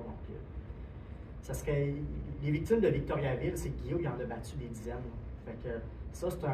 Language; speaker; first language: French; native; French